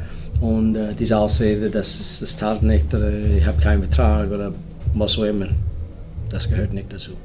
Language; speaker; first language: German; non-native, learner; English